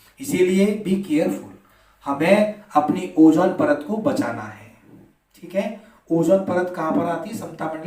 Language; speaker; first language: Hindi; native; Hindi